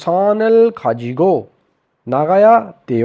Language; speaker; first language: Korean; non-native, fluent; Urdu